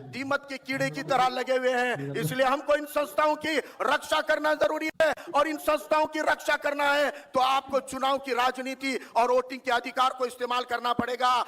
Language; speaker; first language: Hindi; non-native, local second language; Marathi